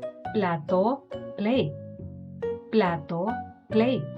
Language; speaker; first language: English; non-native, local second language; Filipino